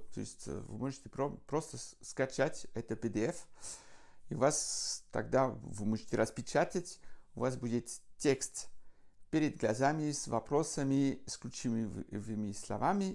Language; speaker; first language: Russian; non-native, fluent; French